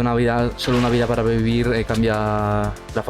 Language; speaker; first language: Spanish; native; Spanish